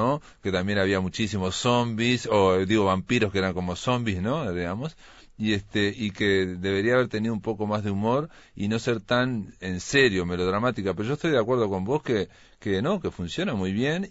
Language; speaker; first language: Spanish; native; Spanish